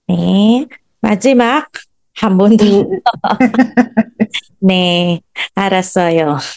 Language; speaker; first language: Korean; non-native, fluent; Filipino